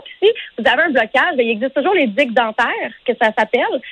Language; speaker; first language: French; native; French